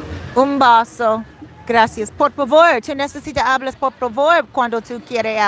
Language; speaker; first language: Spanish; non-native, learner; English